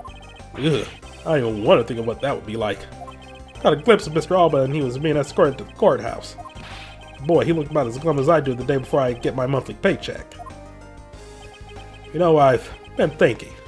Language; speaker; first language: English; native; English